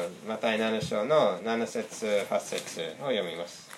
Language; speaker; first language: Japanese; non-native, fluent; English